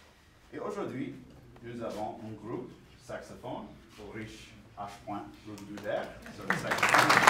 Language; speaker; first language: French; non-native, fluent; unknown